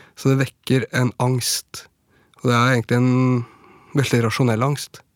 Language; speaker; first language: Norwegian; native; Norwegian